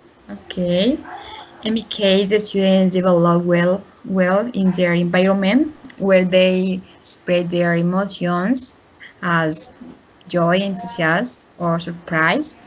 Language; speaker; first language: English; non-native, learner; Spanish